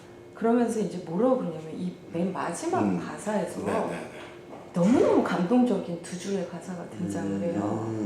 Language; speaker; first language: Korean; native; Korean